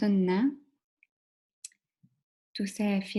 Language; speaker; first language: Arabic; non-native, learner; English